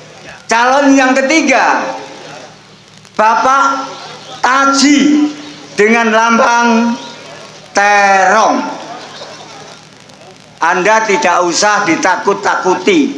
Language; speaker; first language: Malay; non-native, local second language; Javanese